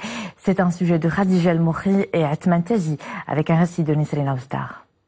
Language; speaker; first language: French; non-native, local second language; Arabic